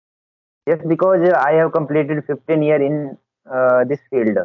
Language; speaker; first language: English; non-native, learner; Hindi